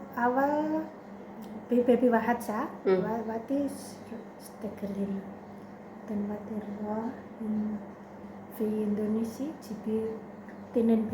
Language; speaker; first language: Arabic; non-native, learner; Indonesian